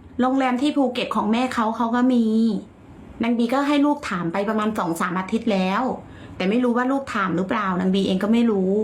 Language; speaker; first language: Thai; native; Thai